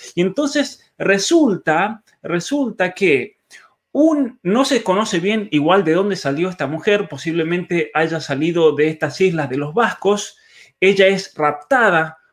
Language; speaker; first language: Spanish; native; Spanish